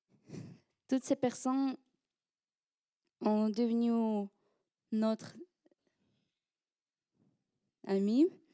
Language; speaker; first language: French; non-native, learner; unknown